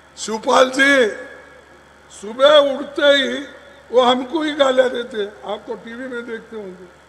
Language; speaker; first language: Hindi; non-native, local second language; Kannada